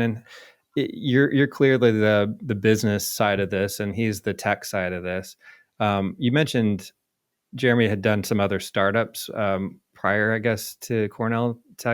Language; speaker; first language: English; native; English